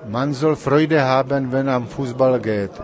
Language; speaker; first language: German; non-native, learner; Czech